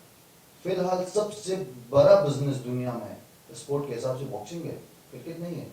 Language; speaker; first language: Hindi; non-native, fluent; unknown